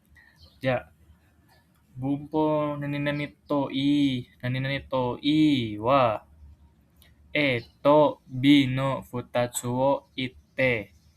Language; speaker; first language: Japanese; non-native, fluent; Indonesian